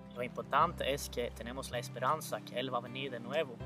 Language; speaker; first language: Spanish; non-native, fluent; Swedish